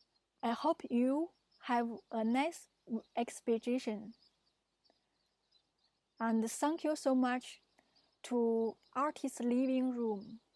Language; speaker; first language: English; non-native, fluent; Chinese